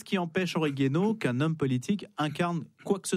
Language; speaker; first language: French; native; French